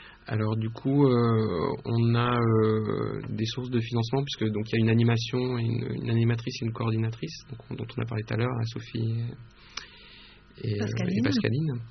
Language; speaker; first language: French; native; French